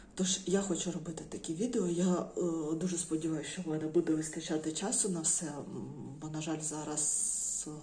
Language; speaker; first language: Ukrainian; non-native, local second language; Russian